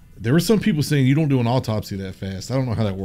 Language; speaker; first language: English; native; English